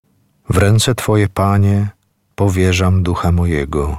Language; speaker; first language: Polish; native; Polish